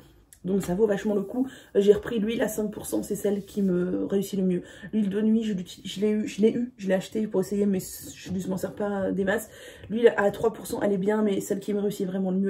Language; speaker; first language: French; native; French